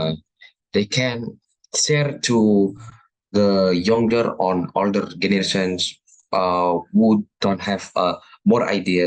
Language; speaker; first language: English; non-native, learner; Indonesian